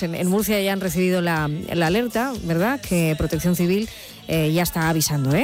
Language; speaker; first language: Spanish; native; Spanish